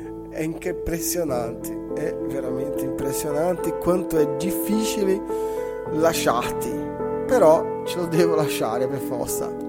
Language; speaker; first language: Italian; non-native, fluent; Portuguese